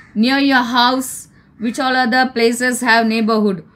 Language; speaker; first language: English; non-native, local second language; Tamil